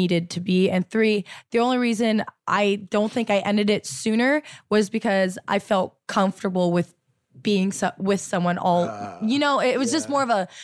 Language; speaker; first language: English; native; English